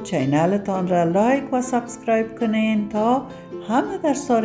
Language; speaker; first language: Persian; native; Persian